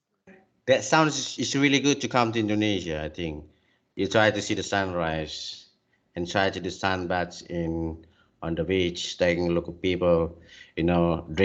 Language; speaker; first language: English; non-native, learner; Indonesian